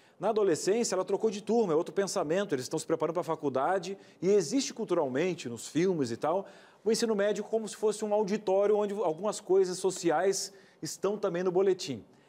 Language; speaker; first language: Portuguese; native; Portuguese